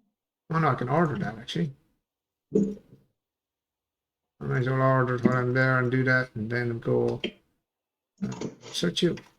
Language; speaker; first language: English; native; English